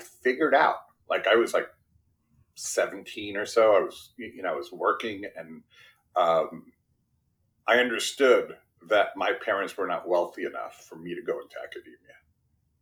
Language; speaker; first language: English; early bilingual, other home language; Spanish